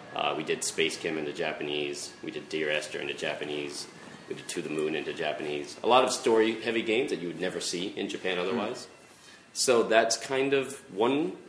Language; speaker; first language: English; native; English